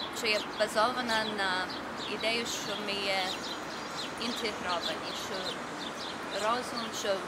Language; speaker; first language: Ukrainian; early bilingual, heritage; Ukrainian